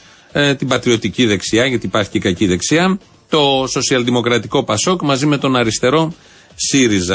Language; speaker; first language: Greek; native; Greek